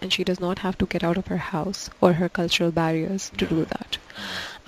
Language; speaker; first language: English; non-native, local second language; Urdu